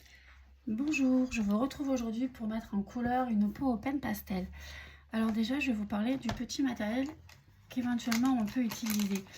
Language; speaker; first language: French; native; French